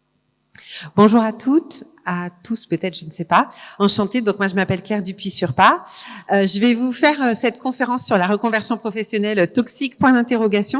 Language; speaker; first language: French; native; French